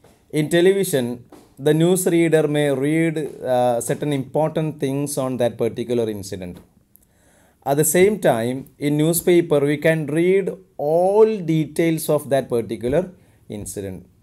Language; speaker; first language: English; non-native, local second language; Malayalam